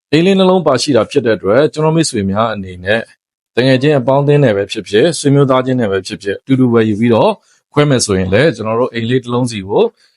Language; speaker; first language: Burmese; native; Burmese